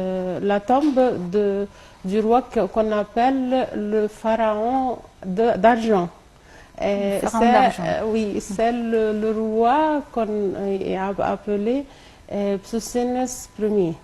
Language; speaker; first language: French; non-native, local second language; Arabic